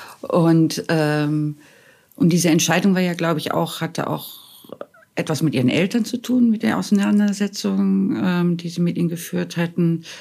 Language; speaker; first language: German; native; German